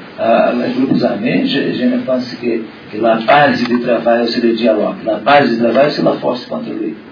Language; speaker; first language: French; non-native, learner; Portuguese